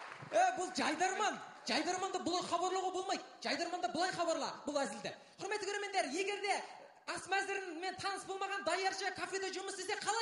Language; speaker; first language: Kazakh; native; Kazakh